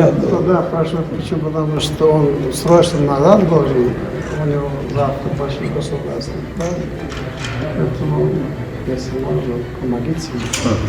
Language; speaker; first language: Russian; non-native, local second language; Kyrgyz